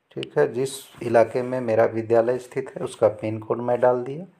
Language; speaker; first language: Hindi; native; Hindi